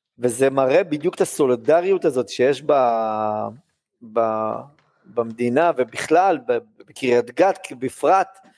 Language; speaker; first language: Hebrew; native; Hebrew